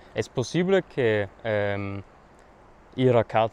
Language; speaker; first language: Spanish; non-native, learner; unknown